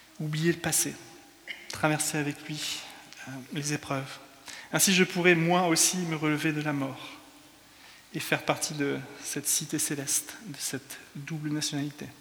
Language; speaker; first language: French; early bilingual, other home language; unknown